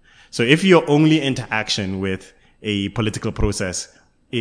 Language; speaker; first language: English; non-native, local second language; Tswana